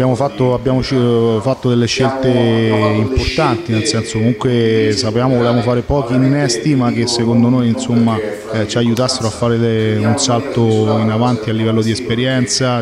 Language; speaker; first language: Italian; native; Italian